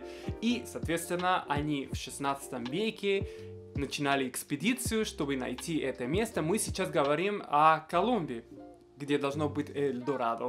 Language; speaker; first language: Russian; non-native, fluent; Spanish